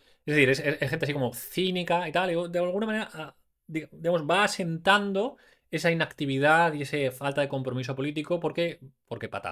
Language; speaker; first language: Spanish; native; Spanish